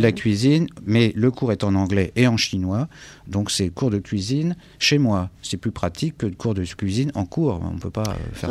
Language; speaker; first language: French; native; French